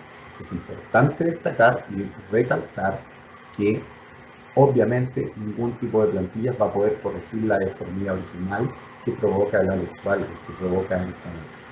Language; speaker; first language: Spanish; native; Spanish